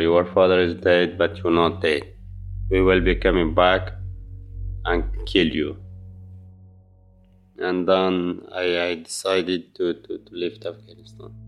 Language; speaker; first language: English; non-native, learner; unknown